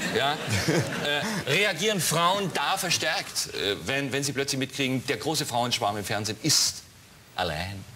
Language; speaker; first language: German; native; German